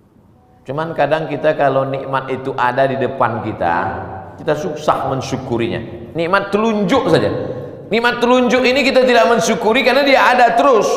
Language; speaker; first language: Indonesian; non-native, local second language; Malay